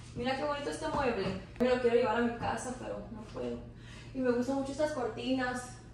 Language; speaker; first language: Spanish; early bilingual, heritage; Spanish